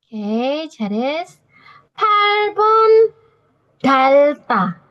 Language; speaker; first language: Korean; non-native, fluent; Indonesian